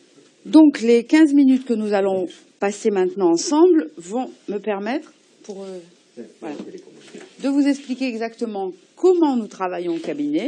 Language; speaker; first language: French; native; French